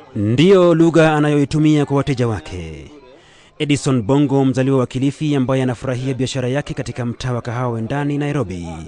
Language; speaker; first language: Swahili; non-native, local second language; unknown